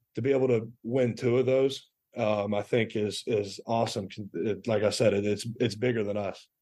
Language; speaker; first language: English; native; English